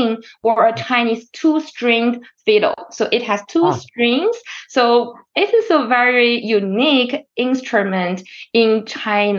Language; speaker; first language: English; non-native, fluent; Chinese